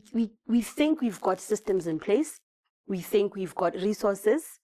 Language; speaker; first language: English; non-native, local second language; Southern Sotho